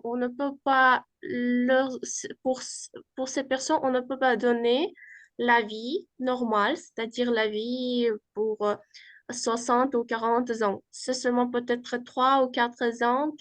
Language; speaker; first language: French; non-native, fluent; Uzbek